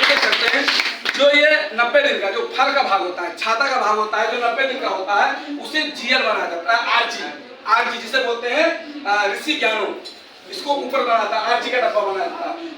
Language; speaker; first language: Hindi; native; Hindi